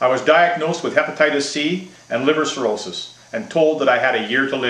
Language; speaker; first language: English; native; English